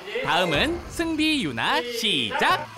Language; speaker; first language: Korean; native; Korean